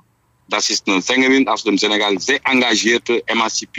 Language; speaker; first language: German; non-native, fluent; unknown